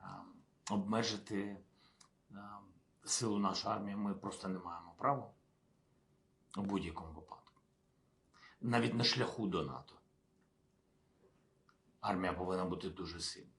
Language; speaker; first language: Ukrainian; non-native, local second language; Russian